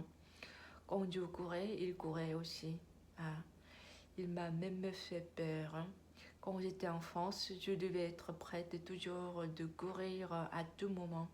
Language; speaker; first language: French; non-native, learner; Korean